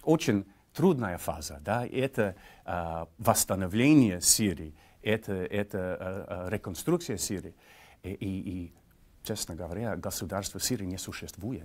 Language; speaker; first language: Russian; non-native, fluent; English